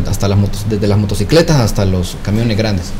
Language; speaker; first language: Spanish; native; Spanish